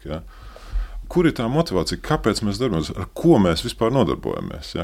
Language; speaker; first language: Latvian; native; Latvian